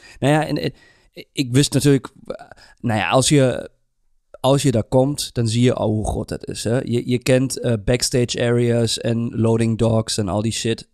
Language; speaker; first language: Dutch; non-native, fluent; German